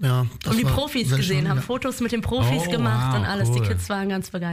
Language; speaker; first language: German; native; German